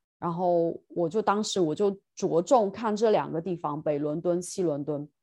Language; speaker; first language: Chinese; native; Chinese